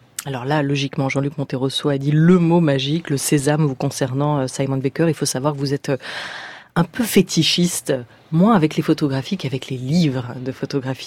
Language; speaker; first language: French; native; French